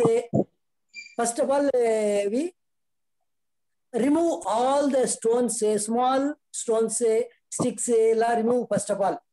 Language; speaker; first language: English; non-native, learner; Tamil